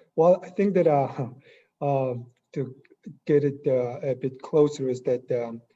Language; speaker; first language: English; non-native, fluent; Mongolian